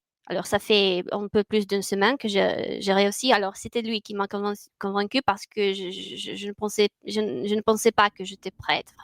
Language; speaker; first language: French; non-native, fluent; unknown